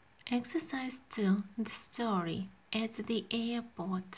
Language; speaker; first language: English; non-native, fluent; Russian